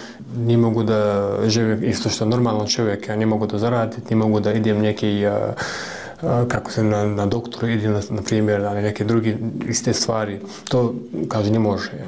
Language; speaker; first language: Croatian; non-native, learner; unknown